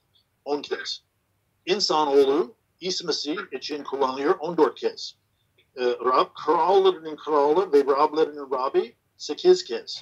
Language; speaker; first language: Turkish; non-native, fluent; English